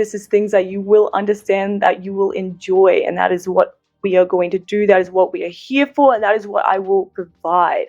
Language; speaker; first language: English; native; English